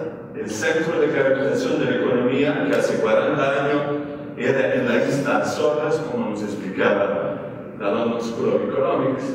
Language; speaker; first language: Spanish; non-native, fluent; Italian